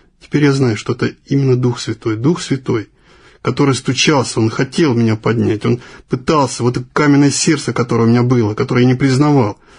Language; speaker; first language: Russian; native; Russian